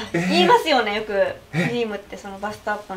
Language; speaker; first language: Japanese; native; Japanese